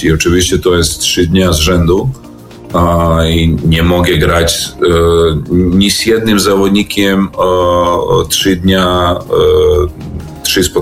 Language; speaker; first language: Polish; non-native, learner; Serbian